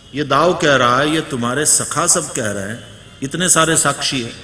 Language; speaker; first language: Hindi; non-native, local second language; Gujarati